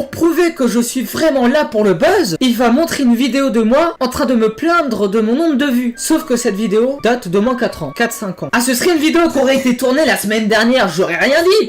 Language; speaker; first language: French; native; French